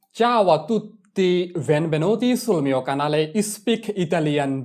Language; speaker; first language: Italian; non-native, fluent; Bangla